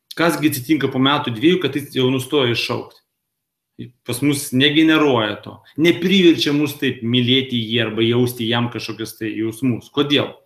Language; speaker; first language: Lithuanian; non-native, local second language; Russian